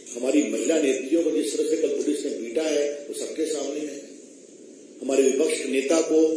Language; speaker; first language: Hindi; native; Hindi